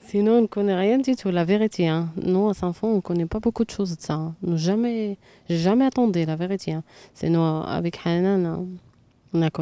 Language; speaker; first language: French; non-native, learner; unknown